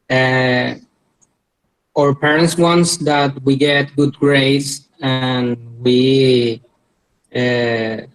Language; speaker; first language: English; non-native, learner; Spanish